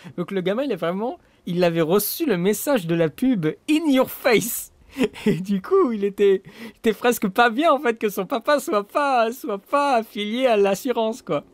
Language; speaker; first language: French; native; French